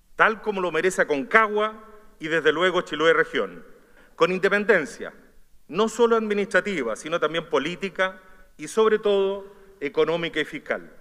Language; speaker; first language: Spanish; native; Spanish